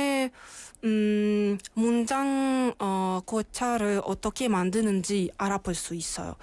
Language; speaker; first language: Korean; non-native, learner; Russian